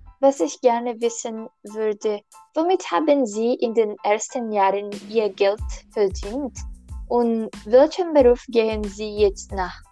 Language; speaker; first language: German; non-native, learner; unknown